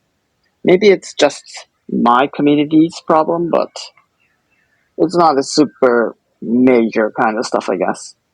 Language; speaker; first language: English; non-native, fluent; Japanese